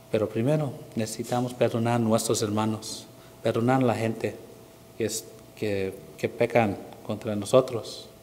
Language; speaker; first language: Spanish; non-native, fluent; English